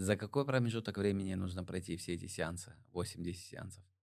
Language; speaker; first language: Russian; native; Russian